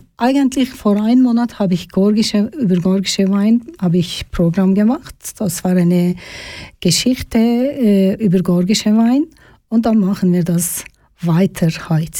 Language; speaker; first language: German; non-native, fluent; Georgian